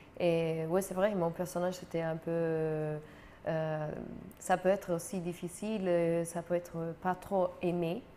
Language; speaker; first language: French; non-native, fluent; Italian